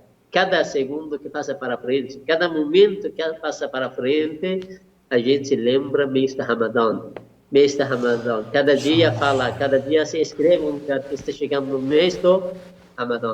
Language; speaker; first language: Portuguese; non-native, learner; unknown